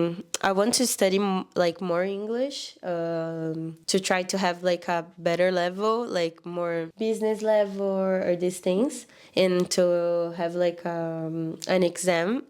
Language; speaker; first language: English; non-native, learner; Portuguese